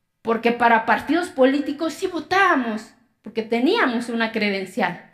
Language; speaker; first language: Spanish; non-native, local second language; Zapotec